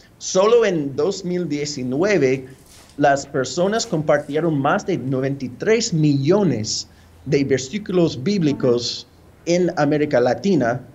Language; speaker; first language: Spanish; non-native, fluent; English